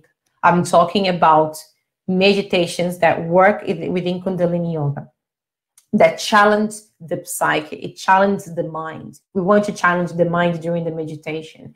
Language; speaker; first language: English; non-native, fluent; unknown